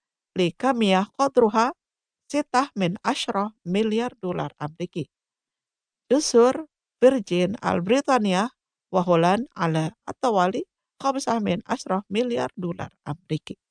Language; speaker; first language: Arabic; non-native, fluent; Indonesian